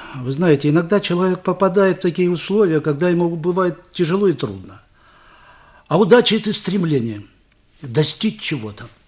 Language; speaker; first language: Russian; native; Russian